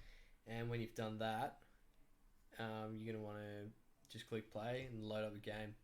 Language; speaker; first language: English; native; English